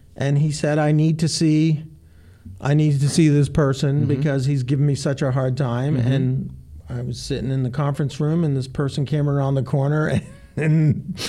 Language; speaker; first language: English; native; English